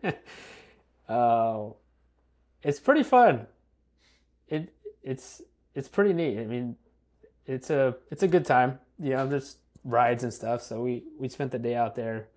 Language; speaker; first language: English; native; English